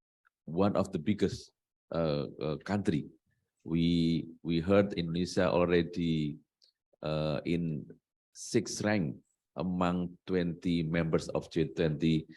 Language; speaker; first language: English; non-native, learner; Indonesian